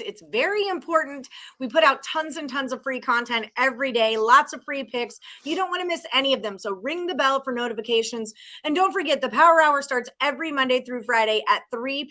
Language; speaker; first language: English; native; English